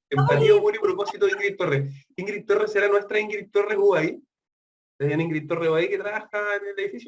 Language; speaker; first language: Spanish; native; Spanish